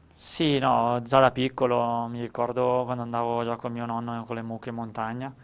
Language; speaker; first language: Italian; native; Italian